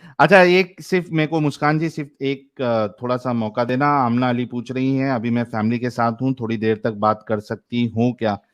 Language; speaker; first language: Hindi; native; Hindi